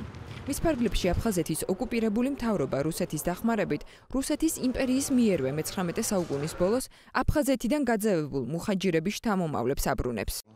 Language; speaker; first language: Georgian; native; Georgian